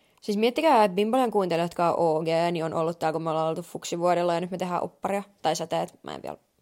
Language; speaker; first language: Finnish; native; Finnish